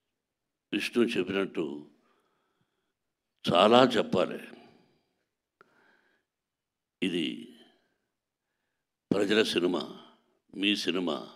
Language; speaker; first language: Telugu; native; Telugu